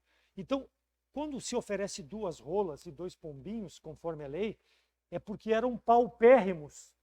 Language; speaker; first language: Portuguese; native; Portuguese